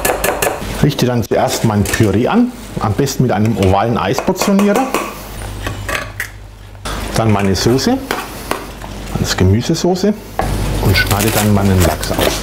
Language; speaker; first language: German; native; German